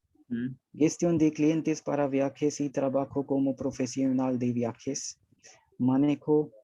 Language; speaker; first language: Spanish; non-native, learner; Hindi